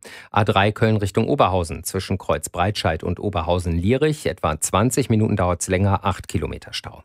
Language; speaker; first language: German; native; German